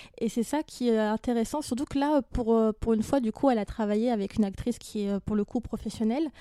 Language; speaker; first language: French; native; French